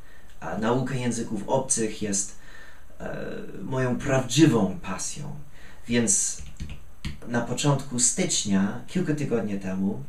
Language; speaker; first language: Polish; non-native, fluent; English